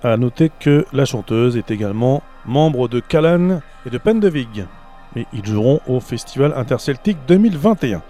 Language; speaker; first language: French; native; French